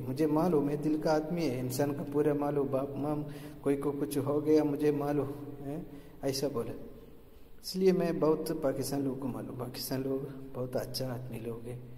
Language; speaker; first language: Hindi; non-native, local second language; Malayalam